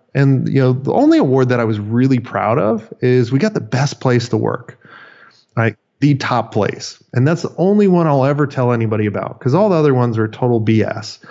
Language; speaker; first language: English; native; English